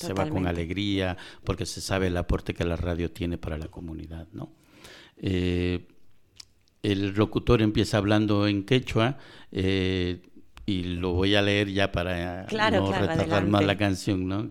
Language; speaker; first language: Spanish; native; Spanish